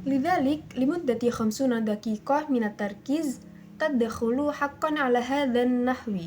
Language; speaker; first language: Arabic; non-native, learner; Indonesian